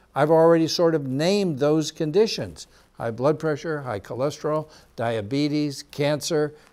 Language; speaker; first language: English; native; English